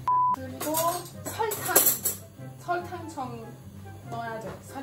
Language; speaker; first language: Korean; non-native, learner; French